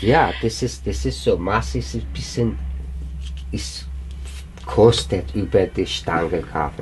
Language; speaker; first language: German; non-native, learner; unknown